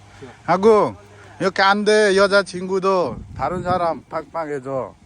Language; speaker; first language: Korean; non-native, learner; Nepali